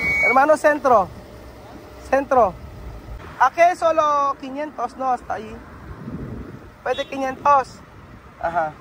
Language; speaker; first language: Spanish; non-native, learner; Filipino